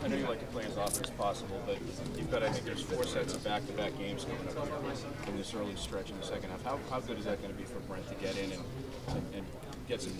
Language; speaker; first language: English; native; English